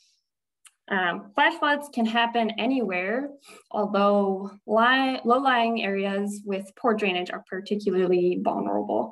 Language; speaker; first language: English; native; English